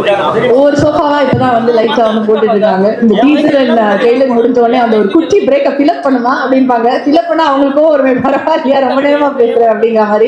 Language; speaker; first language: Tamil; native; Tamil